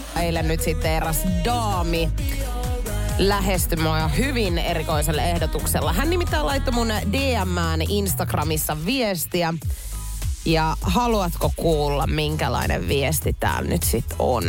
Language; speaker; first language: Finnish; native; Finnish